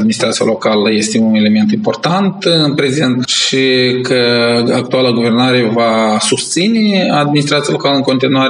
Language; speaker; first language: Romanian; native; Romanian